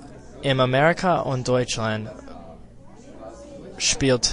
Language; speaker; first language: German; non-native, learner; English